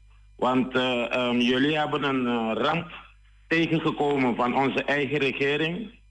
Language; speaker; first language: Dutch; non-native, local second language; Papiamento